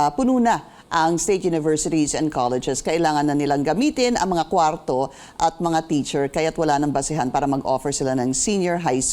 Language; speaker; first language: Filipino; native; Filipino